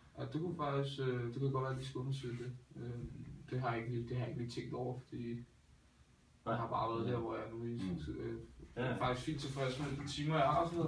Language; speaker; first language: Danish; native; Danish